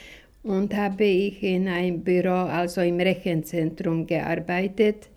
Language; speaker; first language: German; non-native, fluent; Slovak